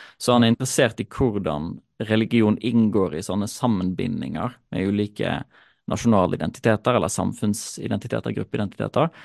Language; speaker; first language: Norwegian; native; Norwegian